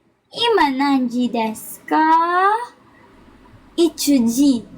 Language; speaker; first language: Japanese; non-native, learner; Filipino